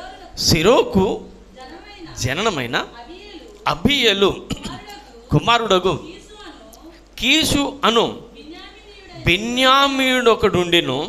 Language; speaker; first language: Telugu; native; Telugu